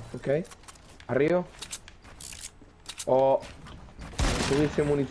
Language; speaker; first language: Italian; native; Italian